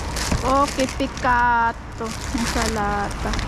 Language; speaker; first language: Italian; non-native, learner; Filipino